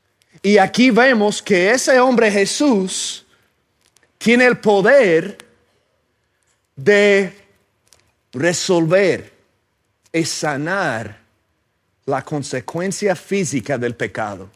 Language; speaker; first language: Spanish; non-native, fluent; English